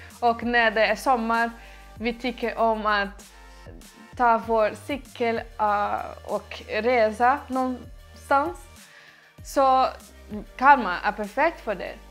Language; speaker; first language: Swedish; non-native, learner; Portuguese